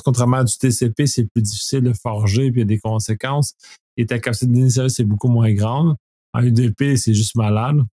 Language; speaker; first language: French; native; French